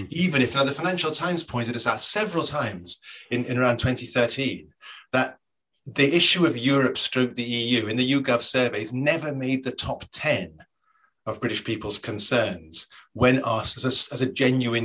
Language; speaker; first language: English; native; English